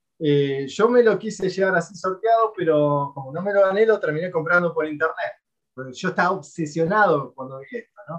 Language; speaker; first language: Spanish; native; Spanish